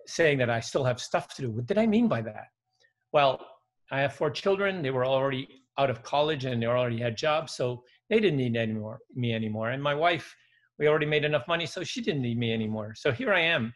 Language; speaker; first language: English; early bilingual, other home language; Dutch